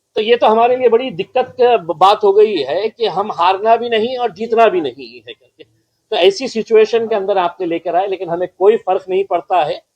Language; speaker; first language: Hindi; non-native, local second language; Marathi